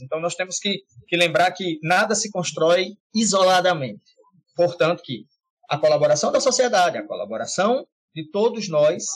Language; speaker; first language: Portuguese; native; Portuguese